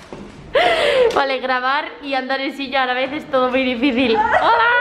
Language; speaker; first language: Spanish; native; Spanish